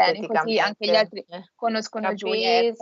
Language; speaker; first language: Italian; native; Italian